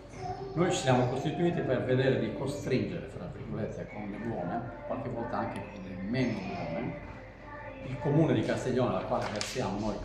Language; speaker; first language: Italian; native; Italian